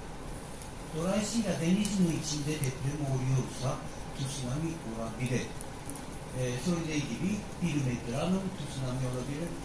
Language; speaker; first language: Turkish; non-native, learner; Japanese